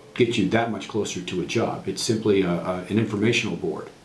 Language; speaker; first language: English; native; English